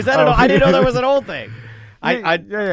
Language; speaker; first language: English; native; English